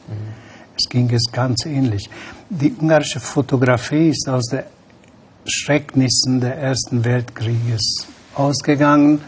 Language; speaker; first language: German; non-native, fluent; Hungarian